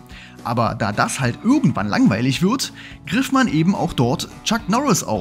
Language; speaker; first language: German; native; German